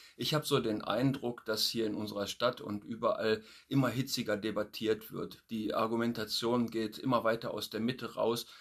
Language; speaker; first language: German; native; German